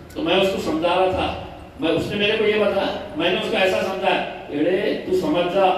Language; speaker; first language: Hindi; non-native, local second language; Marathi